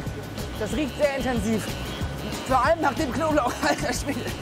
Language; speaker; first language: German; native; German